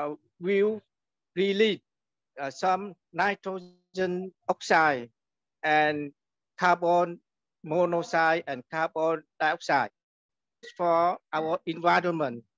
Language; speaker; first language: English; non-native, learner; Vietnamese